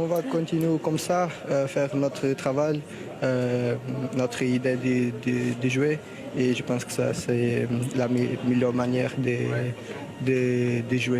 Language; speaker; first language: French; non-native, learner; Portuguese